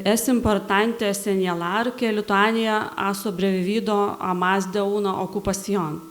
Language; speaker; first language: Spanish; non-native, learner; Lithuanian